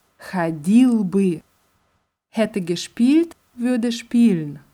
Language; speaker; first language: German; non-native, fluent; Russian